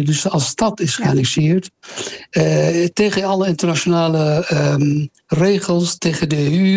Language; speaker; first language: Dutch; non-native, fluent; Arabic